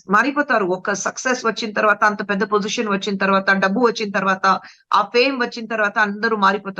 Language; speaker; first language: Telugu; non-native, fluent; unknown